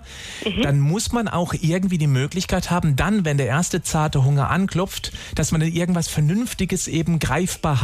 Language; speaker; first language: German; native; German